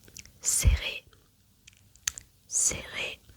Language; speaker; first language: French; non-native, learner; German